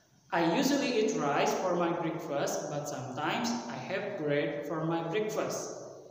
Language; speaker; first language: English; non-native, fluent; Indonesian